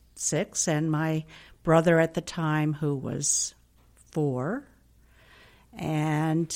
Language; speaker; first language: English; native; English